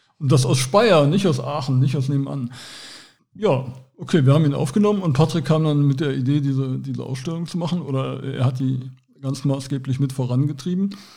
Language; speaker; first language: German; native; German